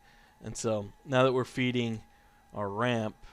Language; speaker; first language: English; native; English